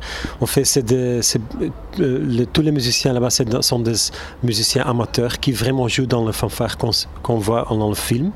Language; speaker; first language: French; non-native, local second language; Turkish